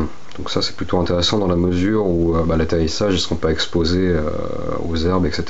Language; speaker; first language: French; native; French